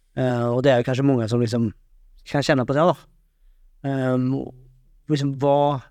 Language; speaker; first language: Swedish; non-native, fluent; Norwegian